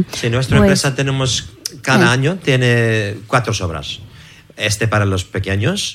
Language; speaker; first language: Spanish; non-native, fluent; English